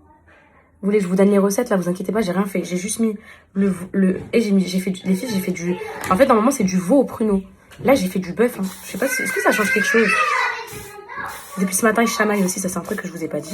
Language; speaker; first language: French; native; French